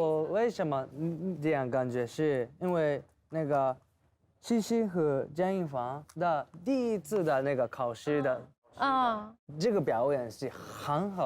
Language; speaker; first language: Chinese; non-native, learner; Japanese